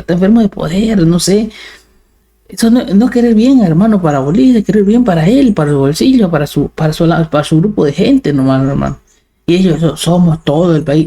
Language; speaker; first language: Spanish; native; Spanish